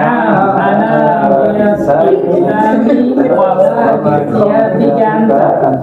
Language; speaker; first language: Arabic; non-native, learner; Indonesian